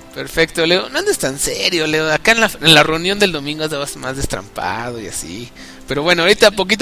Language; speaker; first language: Spanish; native; Spanish